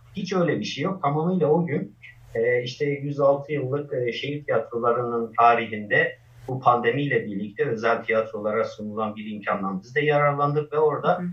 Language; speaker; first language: Turkish; non-native, local second language; Kurdish